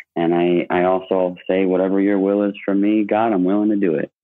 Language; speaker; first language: English; native; English